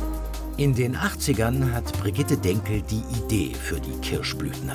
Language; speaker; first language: German; native; German